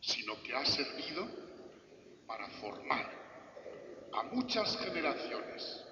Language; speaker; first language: Spanish; native; Spanish